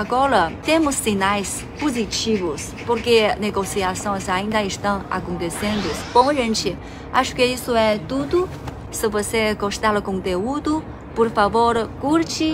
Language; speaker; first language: Portuguese; non-native, fluent; Chinese